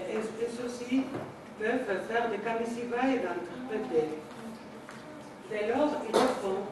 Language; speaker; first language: French; non-native, fluent; Spanish